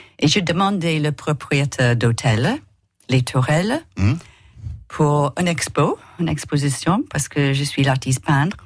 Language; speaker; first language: French; non-native, learner; English